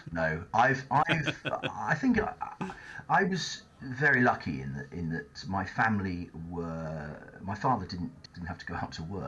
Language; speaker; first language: English; native; English